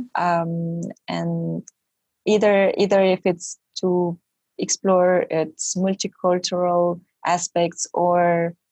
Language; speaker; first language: English; non-native, fluent; Romanian